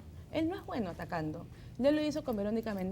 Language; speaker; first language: Spanish; native; Spanish